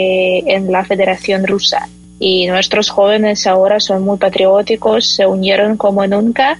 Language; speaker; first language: Spanish; non-native, fluent; Ukrainian